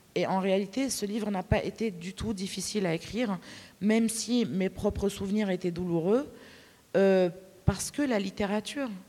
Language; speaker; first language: French; native; French